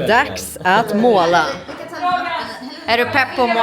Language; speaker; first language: Swedish; native; Swedish